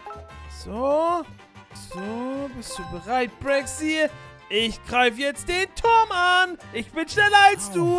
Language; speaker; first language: German; native; German